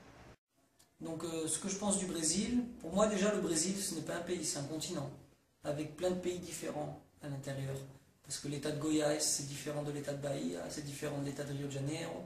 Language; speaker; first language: French; native; French